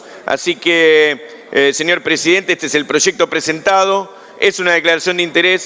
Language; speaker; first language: Spanish; native; Spanish